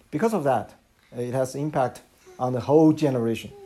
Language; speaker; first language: English; non-native, fluent; Chinese